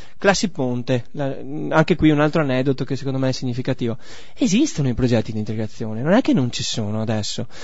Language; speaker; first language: Italian; native; Italian